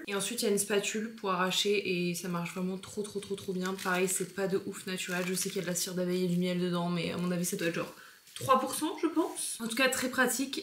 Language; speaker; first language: French; native; French